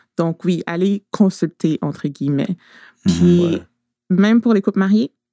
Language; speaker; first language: French; native; French